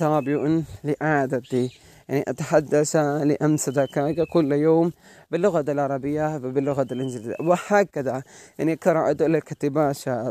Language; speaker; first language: Arabic; non-native, learner; Malay